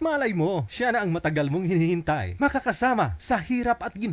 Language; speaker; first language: Filipino; native; Filipino